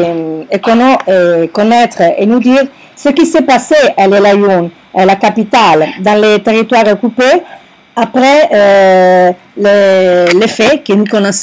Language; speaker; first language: French; non-native, learner; Italian